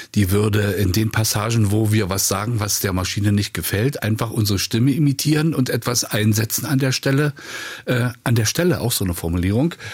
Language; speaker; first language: German; native; German